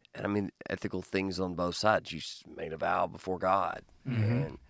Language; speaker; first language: English; native; English